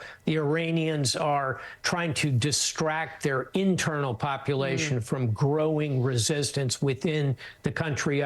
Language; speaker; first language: English; native; English